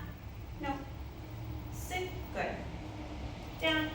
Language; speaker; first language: English; native; English